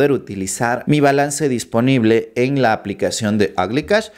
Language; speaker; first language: Spanish; native; Spanish